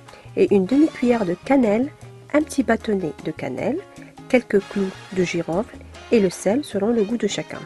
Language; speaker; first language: French; non-native, local second language; Arabic